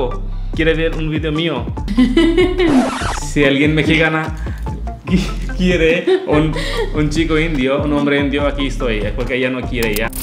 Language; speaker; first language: Spanish; non-native, learner; Hindi